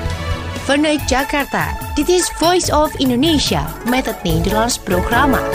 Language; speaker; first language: Dutch; non-native, fluent; Indonesian